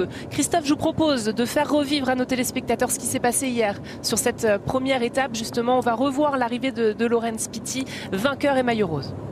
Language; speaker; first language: French; native; French